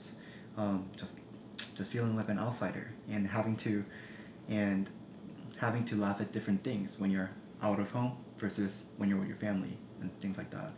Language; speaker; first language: English; early bilingual, other home language; Korean